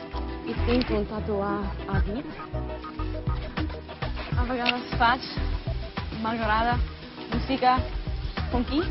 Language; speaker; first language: Catalan; non-native, learner; English